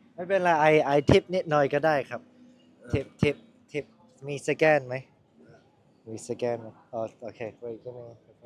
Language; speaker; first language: Thai; non-native, learner; Cantonese